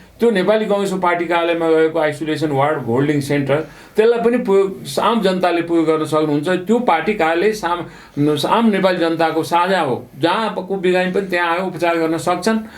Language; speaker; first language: Nepali; native; Nepali